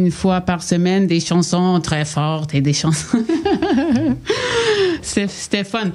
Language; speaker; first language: French; non-native, local second language; English